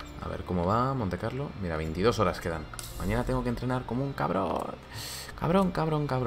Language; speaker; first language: Spanish; native; Spanish